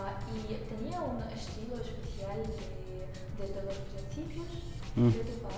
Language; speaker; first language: Spanish; non-native, learner; Russian